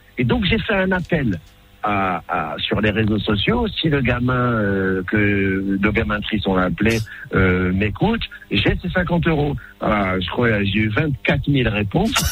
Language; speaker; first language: French; non-native, local second language; Arabic